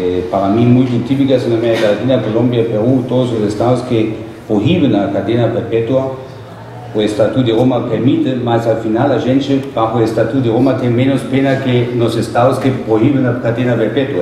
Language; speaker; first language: Portuguese; non-native, fluent; German